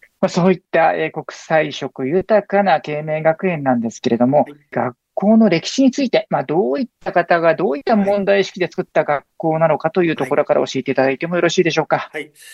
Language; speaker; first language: Japanese; native; Japanese